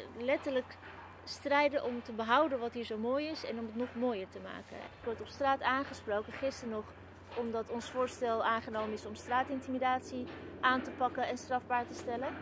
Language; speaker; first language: Dutch; early bilingual, other home language; Turkish